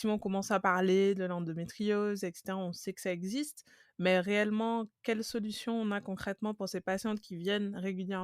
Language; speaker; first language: French; native; French